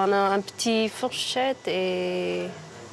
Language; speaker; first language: French; non-native, learner; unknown